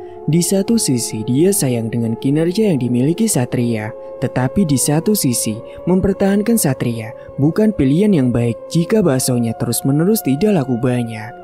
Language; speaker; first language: Indonesian; native; Indonesian